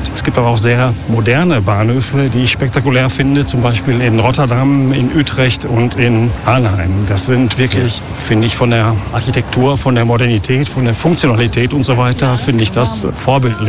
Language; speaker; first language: German; native; German